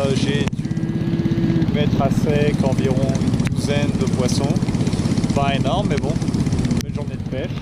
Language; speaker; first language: French; native; French